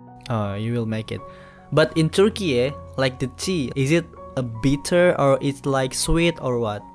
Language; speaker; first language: English; non-native, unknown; Indonesian